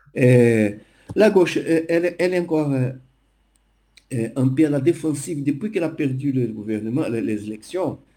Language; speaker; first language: French; non-native, fluent; Portuguese